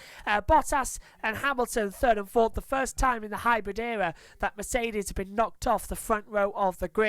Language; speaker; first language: English; native; English